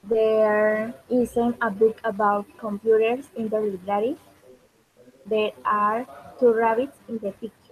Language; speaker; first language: English; non-native, learner; Spanish